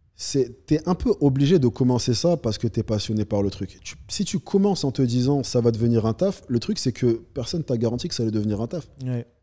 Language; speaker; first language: French; native; French